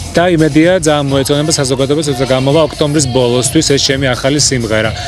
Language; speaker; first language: Georgian; early bilingual, heritage; Georgian